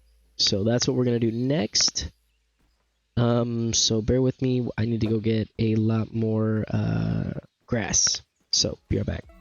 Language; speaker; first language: English; native; English